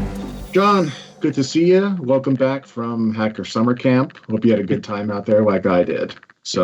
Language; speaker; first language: English; native; English